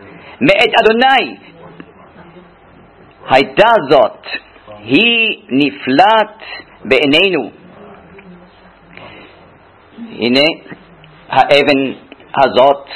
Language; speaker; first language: Hebrew; non-native, fluent; German